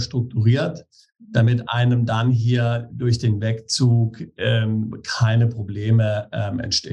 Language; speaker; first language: German; native; German